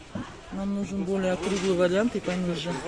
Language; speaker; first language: Russian; native; Russian